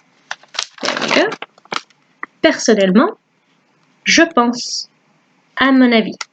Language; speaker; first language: French; non-native, fluent; English